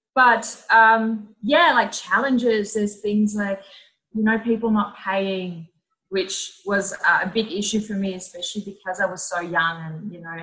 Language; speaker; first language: English; non-native, fluent; Dutch